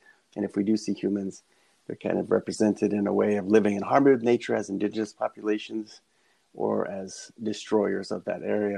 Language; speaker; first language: English; native; English